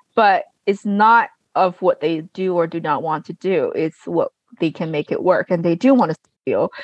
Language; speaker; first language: English; non-native, fluent; Chinese